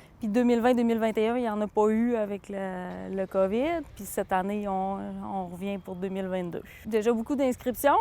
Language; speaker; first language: French; native; French